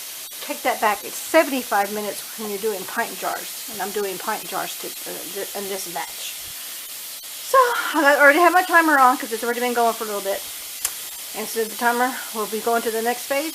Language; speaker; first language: English; native; English